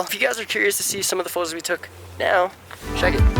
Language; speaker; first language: English; native; English